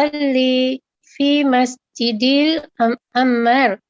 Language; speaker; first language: Arabic; non-native, learner; Malay